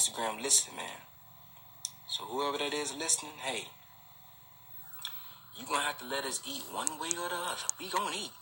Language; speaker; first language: English; native; English